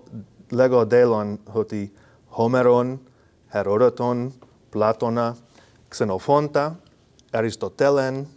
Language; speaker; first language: Greek; non-native, fluent; English